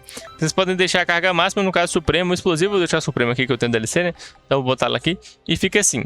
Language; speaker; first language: Portuguese; native; Portuguese